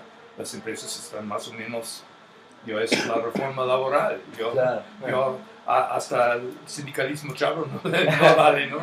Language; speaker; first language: Spanish; non-native, fluent; English